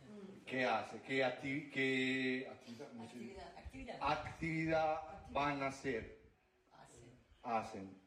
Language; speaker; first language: Spanish; non-native, learner; Italian